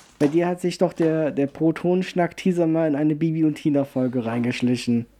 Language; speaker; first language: German; early bilingual, other home language; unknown